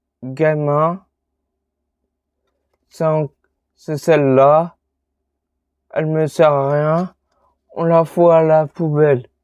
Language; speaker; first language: French; native; French